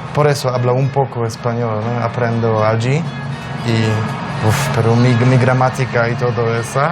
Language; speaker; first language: Spanish; non-native, learner; Polish